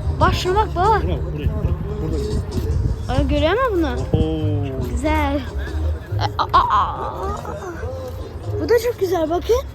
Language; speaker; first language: Turkish; early bilingual, heritage; Turkish